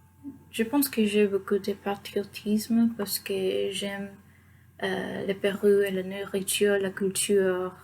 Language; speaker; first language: French; non-native, fluent; Spanish